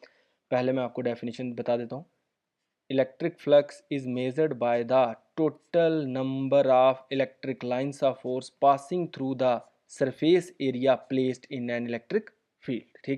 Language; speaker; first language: Hindi; native; Hindi